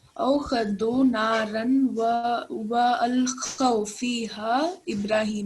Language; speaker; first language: Arabic; non-native, learner; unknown